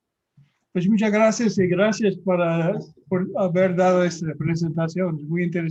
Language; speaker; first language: Spanish; non-native, fluent; English